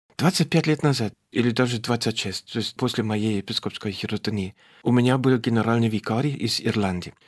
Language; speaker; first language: Russian; non-native, fluent; German